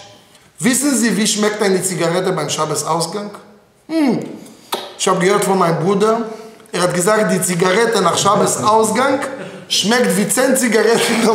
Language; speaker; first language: German; non-native, fluent; Hebrew